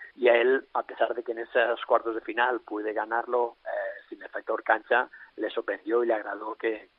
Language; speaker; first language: Spanish; native; Spanish